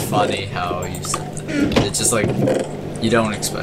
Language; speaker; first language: English; native; English